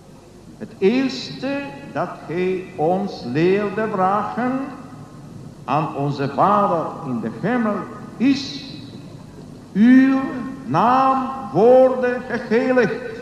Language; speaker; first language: Dutch; non-native, learner; Polish